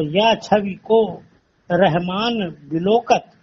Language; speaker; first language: Hindi; native; Hindi